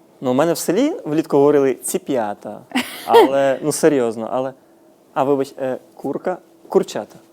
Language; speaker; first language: Ukrainian; native; Ukrainian